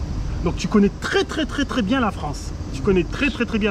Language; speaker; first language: French; native; French